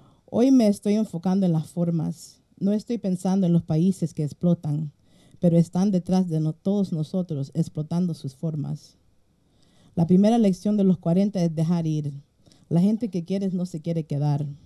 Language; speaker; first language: Spanish; early bilingual, heritage; Spanish